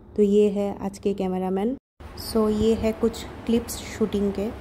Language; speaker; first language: Hindi; non-native, local second language; Bangla